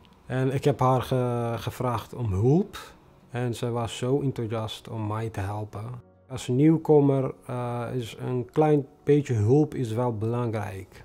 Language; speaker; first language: Dutch; non-native, fluent; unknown